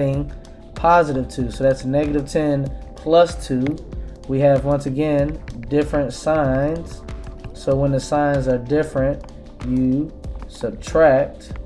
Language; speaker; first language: English; native; English